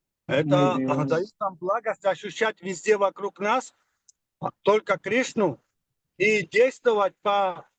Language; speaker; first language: Russian; non-native, fluent; Georgian